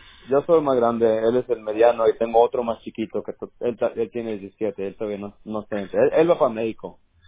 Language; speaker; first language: Spanish; early bilingual, heritage; Spanish